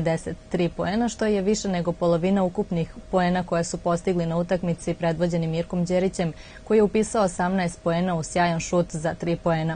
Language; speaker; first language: Serbian; native; Serbian